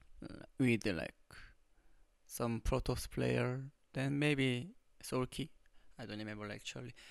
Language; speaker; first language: English; non-native, learner; Korean